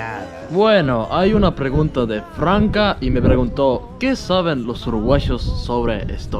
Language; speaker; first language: Spanish; non-native, fluent; Estonian